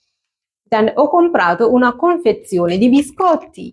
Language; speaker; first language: Italian; non-native, fluent; Sinhala